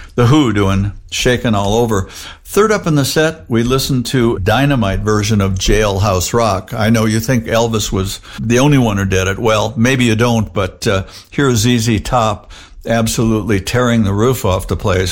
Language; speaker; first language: English; native; English